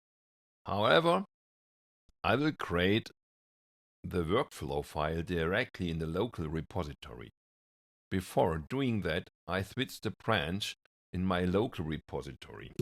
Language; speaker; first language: English; non-native, fluent; German